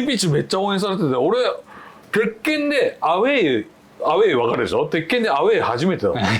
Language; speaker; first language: Japanese; native; Japanese